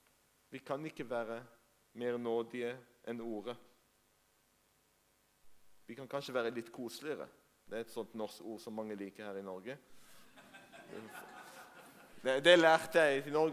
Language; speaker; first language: Norwegian; non-native, fluent; Hebrew